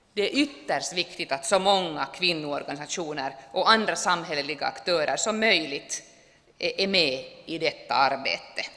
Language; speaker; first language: Swedish; native; Swedish